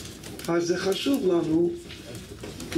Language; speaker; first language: Hebrew; non-native, fluent; English